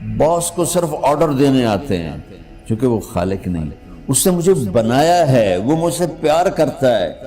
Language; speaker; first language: Urdu; non-native, local second language; Punjabi